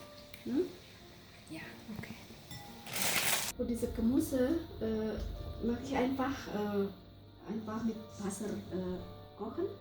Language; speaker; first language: German; non-native, fluent; Javanese